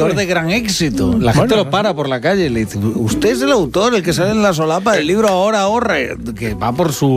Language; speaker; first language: Spanish; native; Spanish